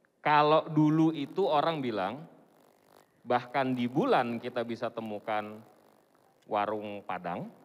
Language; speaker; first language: Indonesian; native; Indonesian